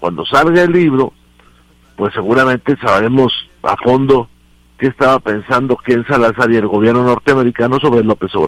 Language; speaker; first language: Spanish; native; Spanish